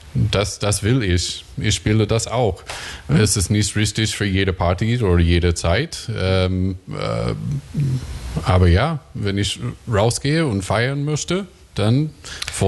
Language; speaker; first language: German; non-native, fluent; English